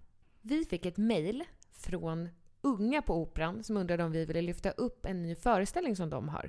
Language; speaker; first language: Swedish; native; Swedish